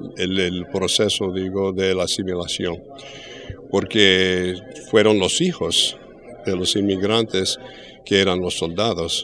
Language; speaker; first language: Spanish; early bilingual, heritage; English